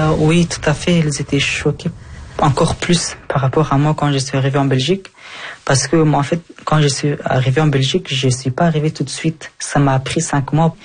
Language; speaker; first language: French; non-native, fluent; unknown